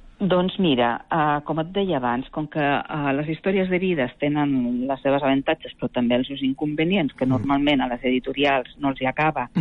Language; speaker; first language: Catalan; native; Catalan